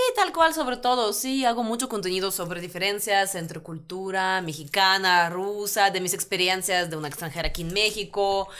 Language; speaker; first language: Spanish; non-native, fluent; Russian